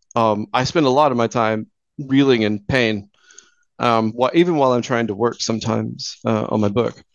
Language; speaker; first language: English; native; English